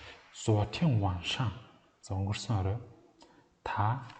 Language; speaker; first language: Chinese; non-native, fluent; Mongolian